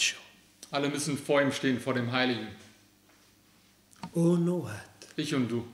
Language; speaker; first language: German; early bilingual, other home language; Aramaic